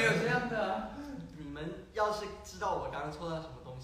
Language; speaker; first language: Chinese; non-native, fluent; Thai